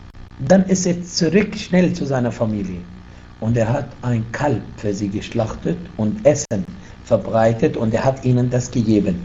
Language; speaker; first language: German; non-native, fluent; Arabic